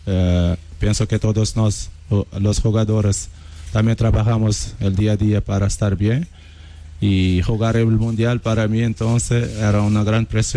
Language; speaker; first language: Spanish; non-native, learner; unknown